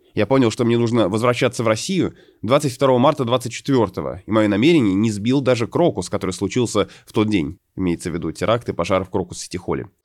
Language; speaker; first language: Russian; native; Russian